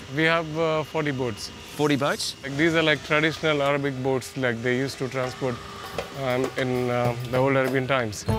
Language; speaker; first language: English; native; English